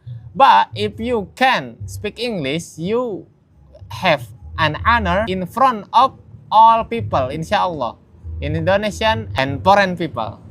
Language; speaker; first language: English; non-native, learner; Indonesian